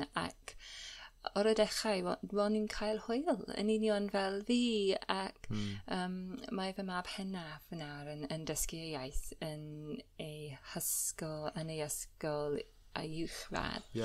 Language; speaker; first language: Welsh; non-native, learner; English